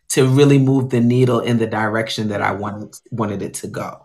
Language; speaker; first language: English; native; English